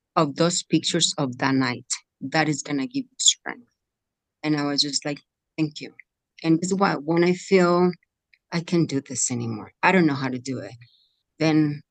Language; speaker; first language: English; non-native, fluent; Spanish